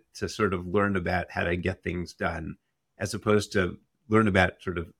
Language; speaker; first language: English; native; English